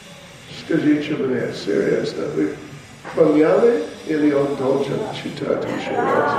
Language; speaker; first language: Russian; non-native, learner; English